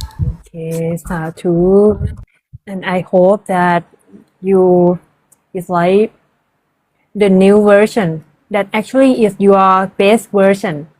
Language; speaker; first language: English; non-native, learner; Thai